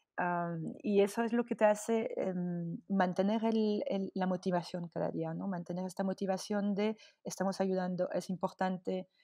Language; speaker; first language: Spanish; non-native, fluent; French